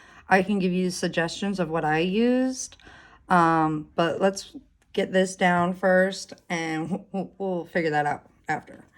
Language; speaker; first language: English; native; English